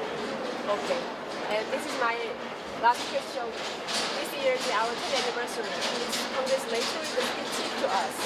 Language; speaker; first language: English; non-native, learner; Korean